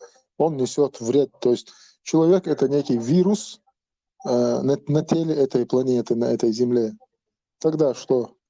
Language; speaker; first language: Russian; non-native, local second language; Chechen